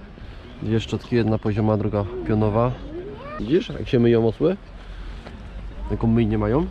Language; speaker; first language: Polish; native; Polish